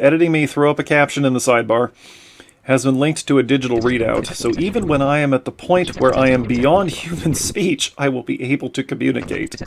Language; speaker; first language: English; native; English